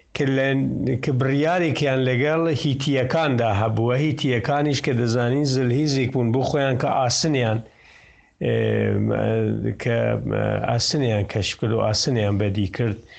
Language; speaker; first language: Central Kurdish; non-native, local second language; Southern Kurdish